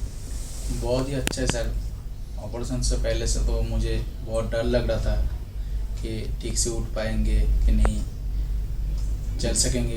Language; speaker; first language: Hindi; non-native, local second language; Bangla